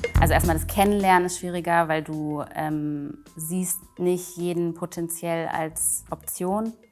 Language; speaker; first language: German; early bilingual, other home language; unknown